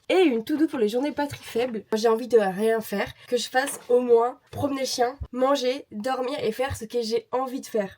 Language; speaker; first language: French; native; French